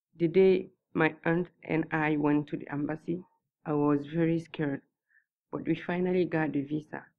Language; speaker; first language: English; non-native, fluent; Susu